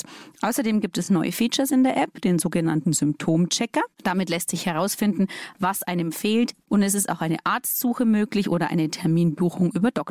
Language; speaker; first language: German; native; German